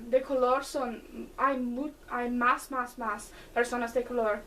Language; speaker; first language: Spanish; non-native, learner; English